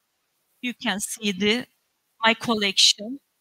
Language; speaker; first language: English; non-native, learner; Turkish